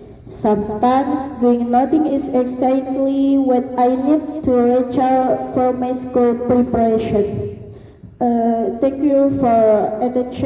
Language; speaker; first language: English; non-native, learner; Indonesian